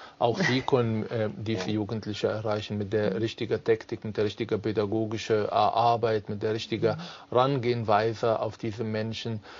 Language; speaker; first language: German; non-native, fluent; Arabic